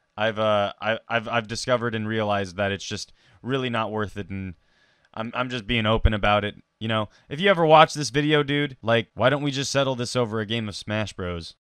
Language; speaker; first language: English; native; English